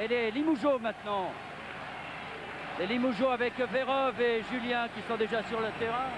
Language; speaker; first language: French; native; French